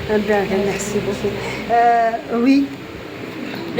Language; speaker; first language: French; non-native, local second language; Arabic